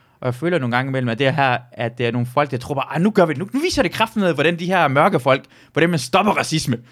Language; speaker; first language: Danish; early bilingual, other home language; Persian